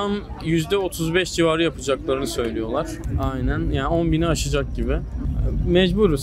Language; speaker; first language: Turkish; native; Turkish